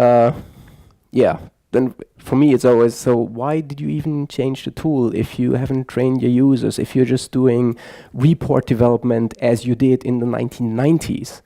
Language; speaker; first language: English; non-native, fluent; German